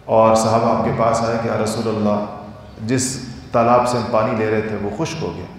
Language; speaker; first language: Urdu; native; Urdu